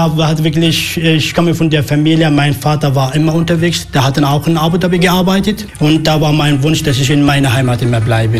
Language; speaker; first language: German; non-native, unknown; Arabic